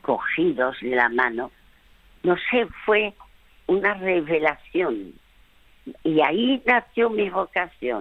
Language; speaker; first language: Spanish; early bilingual, other home language; French